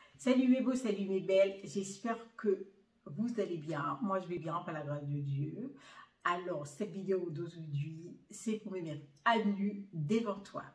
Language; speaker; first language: French; non-native, local second language; Haitian Creole